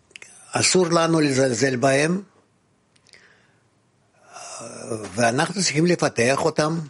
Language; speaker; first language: Hebrew; non-native, fluent; Russian